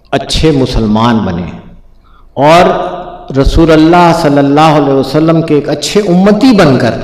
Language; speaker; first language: Urdu; native; Urdu